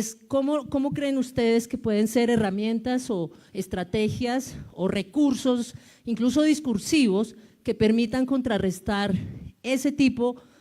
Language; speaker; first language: Spanish; native; Spanish